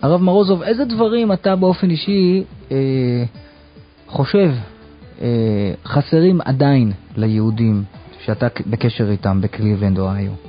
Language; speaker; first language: Hebrew; native; Hebrew